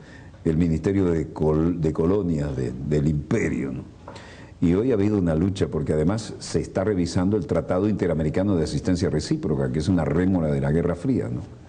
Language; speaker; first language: Spanish; native; Spanish